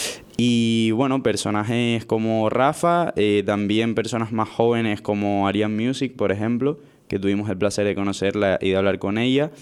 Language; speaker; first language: Spanish; native; Spanish